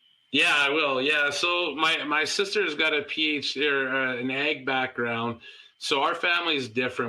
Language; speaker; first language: English; native; English